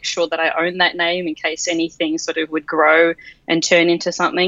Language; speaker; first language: English; native; English